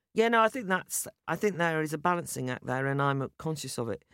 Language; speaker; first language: English; native; English